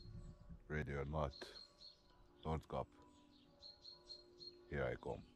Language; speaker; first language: English; non-native, fluent; Croatian